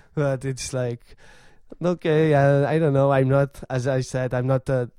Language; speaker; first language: English; non-native, fluent; Catalan